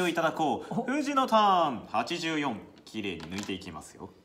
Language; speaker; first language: Japanese; native; Japanese